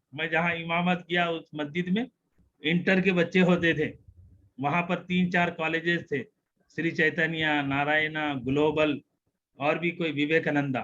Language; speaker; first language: Urdu; native; Urdu